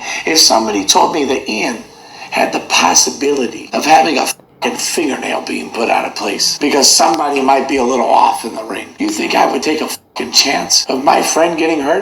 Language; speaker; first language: English; native; English